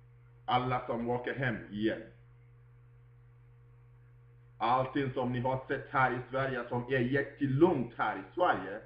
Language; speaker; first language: Swedish; non-native, fluent; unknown